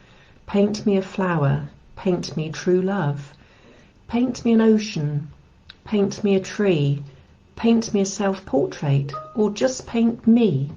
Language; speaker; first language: English; native; English